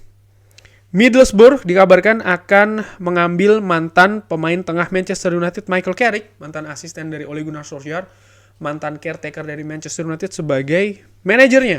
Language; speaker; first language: Indonesian; native; Indonesian